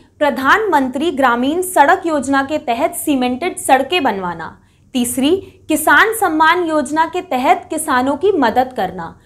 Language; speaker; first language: Hindi; native; Hindi